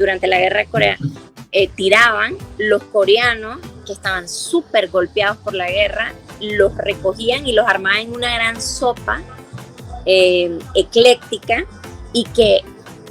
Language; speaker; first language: Spanish; native; Spanish